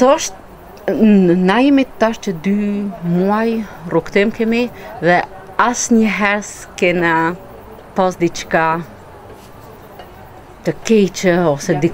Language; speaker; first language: Albanian; early bilingual, heritage; Albanian